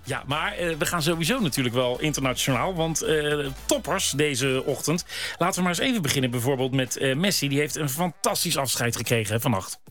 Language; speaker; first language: Dutch; native; Dutch